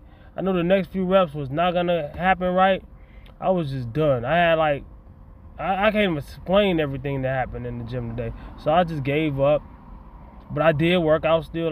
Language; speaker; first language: English; native; English